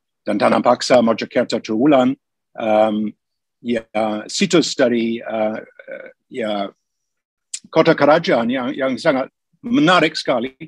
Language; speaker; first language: Indonesian; non-native, fluent; English